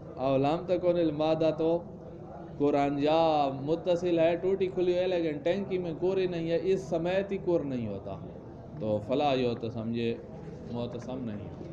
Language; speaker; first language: Urdu; non-native, local second language; Punjabi